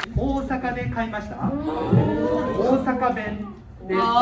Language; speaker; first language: Japanese; non-native, learner; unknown